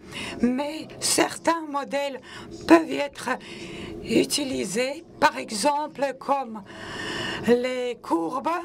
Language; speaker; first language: French; non-native, local second language; Latvian